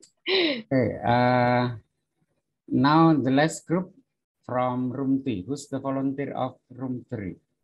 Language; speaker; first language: English; non-native, fluent; Indonesian